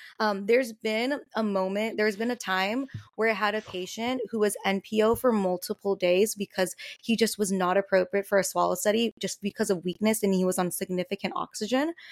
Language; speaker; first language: English; native; English